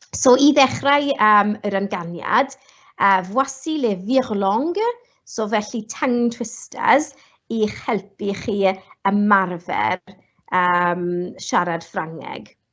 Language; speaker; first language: Welsh; non-native, local second language; English